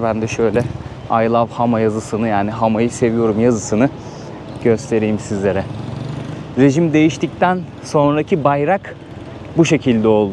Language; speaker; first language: Turkish; native; Turkish